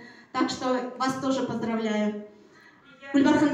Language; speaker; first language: Russian; non-native, local second language; Kyrgyz